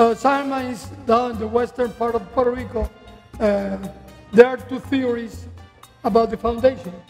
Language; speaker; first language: English; non-native, fluent; Spanish